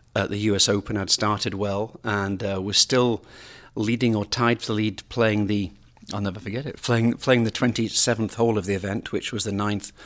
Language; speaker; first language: English; native; English